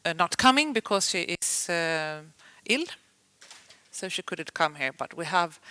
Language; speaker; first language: English; non-native, fluent; Swedish